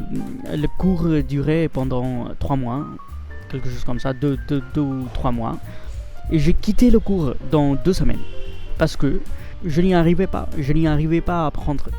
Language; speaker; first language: French; non-native, fluent; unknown